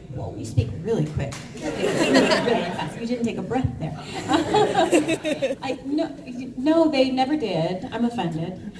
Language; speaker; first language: English; native; English